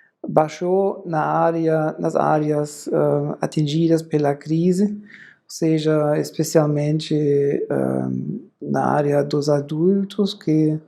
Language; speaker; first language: Portuguese; non-native, fluent; German